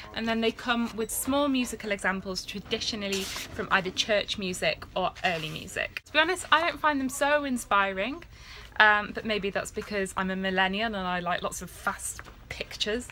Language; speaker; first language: English; native; English